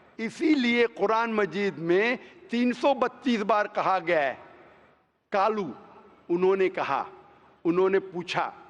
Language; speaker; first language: Hindi; non-native, local second language; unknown